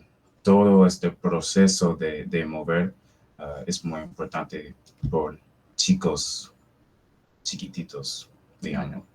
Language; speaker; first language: Spanish; non-native, fluent; English